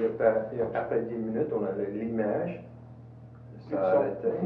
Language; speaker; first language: French; non-native, local second language; English